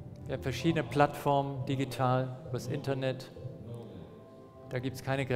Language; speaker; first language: German; non-native, fluent; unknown